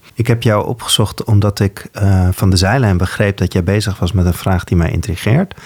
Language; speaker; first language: Dutch; native; Dutch